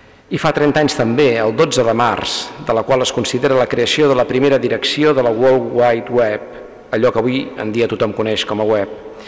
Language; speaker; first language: Catalan; native; Catalan